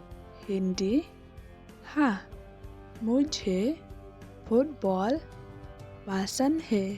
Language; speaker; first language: Hindi; non-native, local second language; Khasi